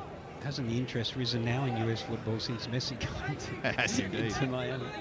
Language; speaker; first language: English; native; English